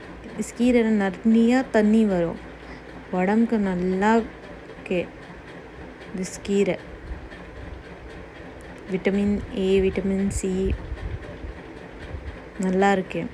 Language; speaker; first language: Tamil; non-native, learner; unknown